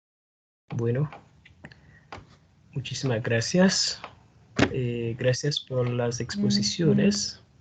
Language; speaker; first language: Spanish; non-native, fluent; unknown